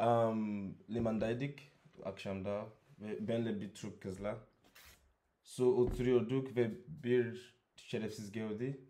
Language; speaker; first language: Turkish; non-native, learner; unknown